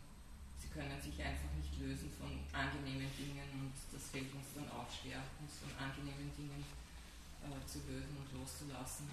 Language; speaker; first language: German; native; German